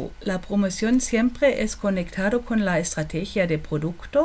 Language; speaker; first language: Spanish; non-native, fluent; German